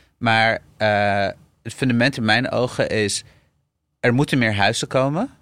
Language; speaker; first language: Dutch; early bilingual, other home language; Arabic